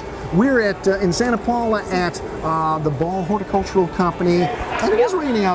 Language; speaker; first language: English; native; English